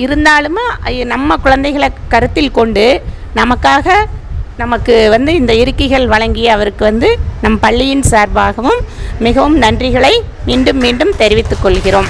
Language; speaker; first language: Tamil; native; Tamil